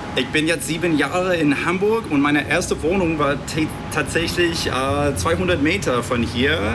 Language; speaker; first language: German; non-native, learner; English